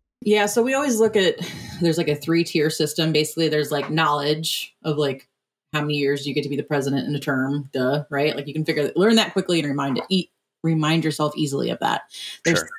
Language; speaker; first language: English; native; English